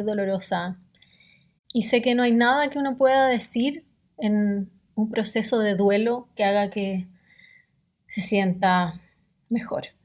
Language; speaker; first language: Spanish; native; Spanish